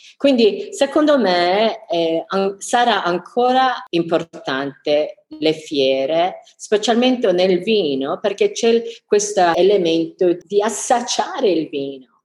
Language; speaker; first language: Italian; non-native, fluent; English